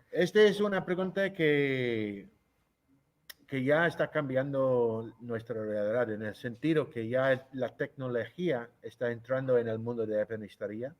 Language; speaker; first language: Spanish; non-native, fluent; English